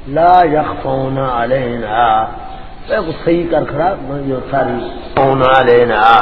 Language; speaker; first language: Urdu; non-native, local second language; Punjabi